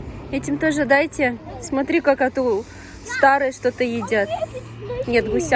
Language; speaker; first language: Russian; native; Russian